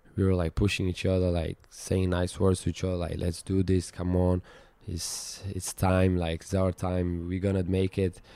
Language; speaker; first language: English; non-native, fluent; Portuguese